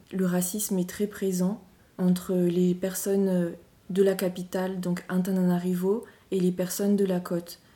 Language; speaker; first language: French; non-native, local second language; Malagasy